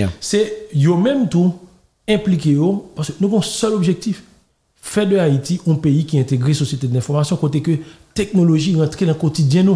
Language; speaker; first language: French; non-native, local second language; Haitian Creole